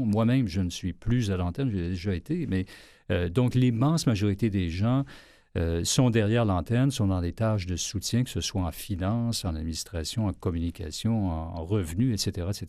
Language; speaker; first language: French; native; French